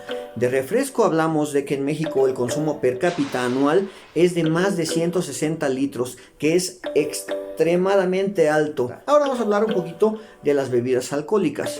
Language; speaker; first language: Spanish; native; Spanish